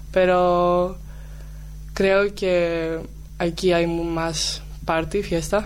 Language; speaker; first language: Spanish; non-native, learner; Greek